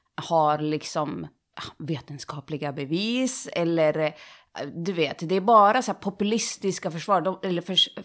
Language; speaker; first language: Swedish; native; Swedish